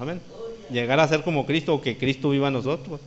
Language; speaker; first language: Spanish; native; Spanish